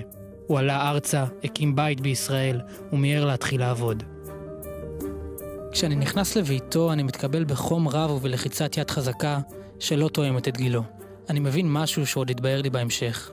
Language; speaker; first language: Hebrew; native; Hebrew